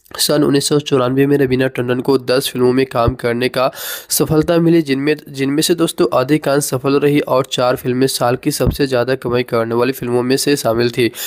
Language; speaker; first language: Hindi; native; Hindi